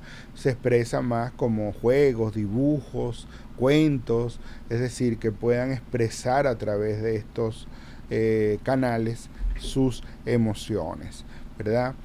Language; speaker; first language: Spanish; native; Spanish